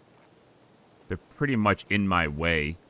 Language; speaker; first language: English; native; English